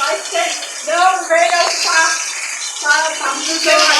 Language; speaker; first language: Portuguese; native; Portuguese